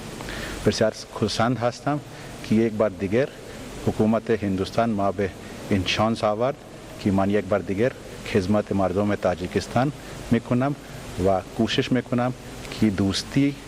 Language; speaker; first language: Persian; non-native, learner; Hindi